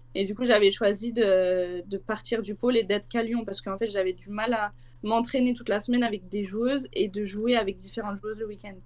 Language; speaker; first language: French; native; French